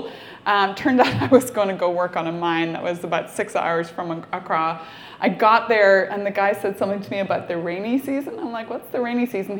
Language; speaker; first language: English; native; English